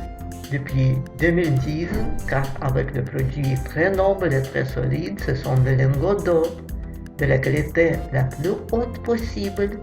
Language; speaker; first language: French; non-native, fluent; Russian